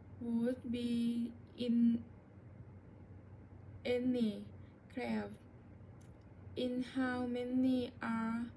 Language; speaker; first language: English; non-native, learner; Thai